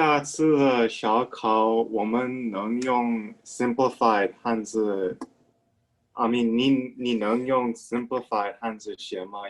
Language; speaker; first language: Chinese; non-native, learner; English